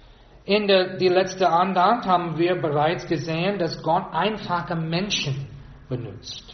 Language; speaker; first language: German; non-native, fluent; English